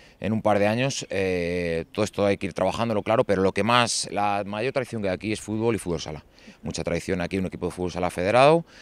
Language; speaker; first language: Spanish; native; Spanish